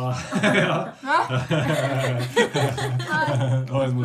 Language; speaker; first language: Norwegian; native; Norwegian